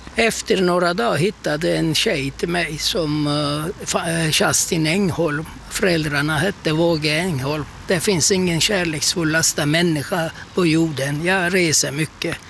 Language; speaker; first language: Swedish; non-native, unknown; Turkish